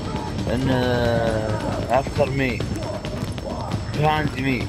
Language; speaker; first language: English; non-native, learner; Arabic